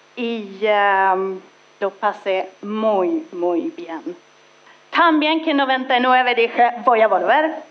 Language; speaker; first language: Spanish; non-native, fluent; Swedish